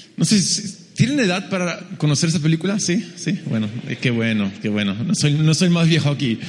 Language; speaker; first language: Spanish; early bilingual, other home language; English